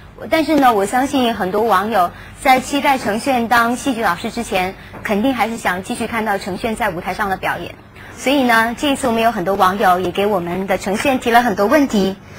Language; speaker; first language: Chinese; native; Chinese